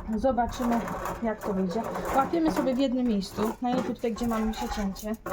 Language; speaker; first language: Polish; native; Polish